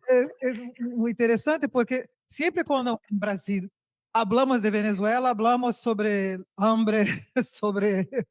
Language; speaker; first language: Spanish; non-native, learner; Portuguese